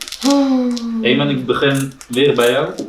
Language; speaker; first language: Dutch; early bilingual, other home language; Turkish